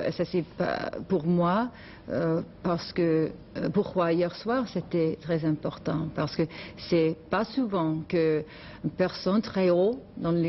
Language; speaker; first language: French; non-native, learner; English